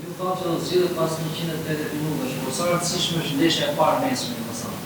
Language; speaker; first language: Albanian; native; Albanian